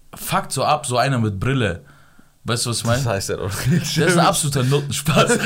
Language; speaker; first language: German; early bilingual, other home language; Persian